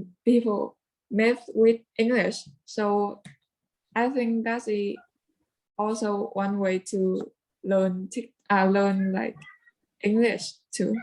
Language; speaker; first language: English; non-native, learner; Vietnamese